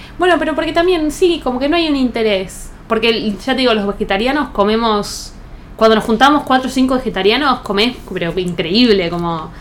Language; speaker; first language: Spanish; native; Spanish